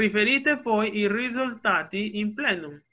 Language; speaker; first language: Italian; non-native, fluent; Spanish